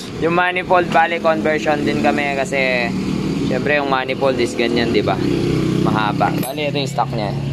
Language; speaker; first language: Filipino; native; Filipino